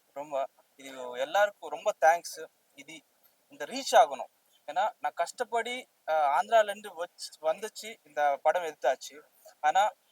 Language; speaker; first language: Tamil; non-native, learner; Telugu